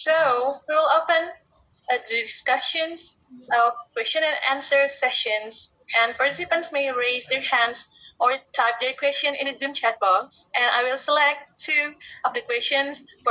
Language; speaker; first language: English; non-native, fluent; Indonesian